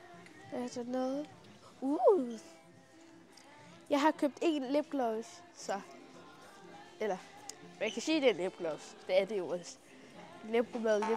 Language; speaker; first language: Danish; early bilingual, other home language; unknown